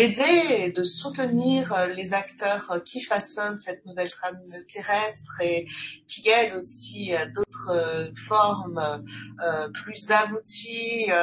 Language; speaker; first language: French; native; French